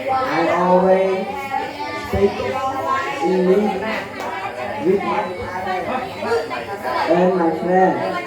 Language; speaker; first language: English; non-native, learner; Khmer